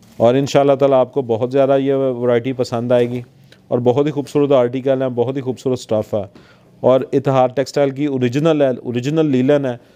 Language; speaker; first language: Urdu; non-native, local second language; Punjabi